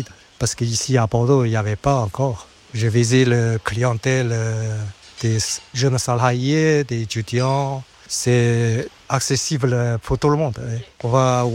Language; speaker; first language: French; non-native, learner; Chinese